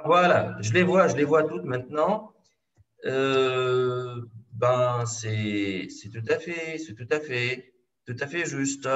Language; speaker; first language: French; non-native, local second language; Arabic